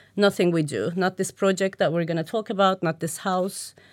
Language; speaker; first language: English; non-native, fluent; Turkish